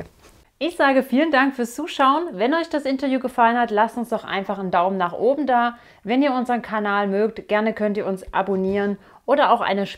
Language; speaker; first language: German; native; German